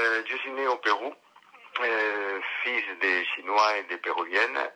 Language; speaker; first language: French; non-native, fluent; Spanish